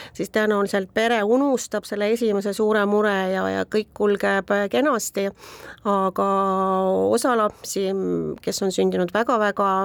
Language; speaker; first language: Estonian; native; Estonian